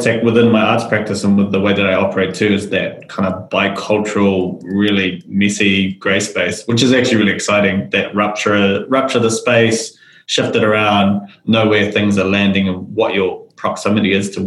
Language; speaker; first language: English; native; English